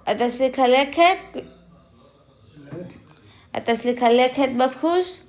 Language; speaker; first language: Hebrew; non-native, learner; Gujarati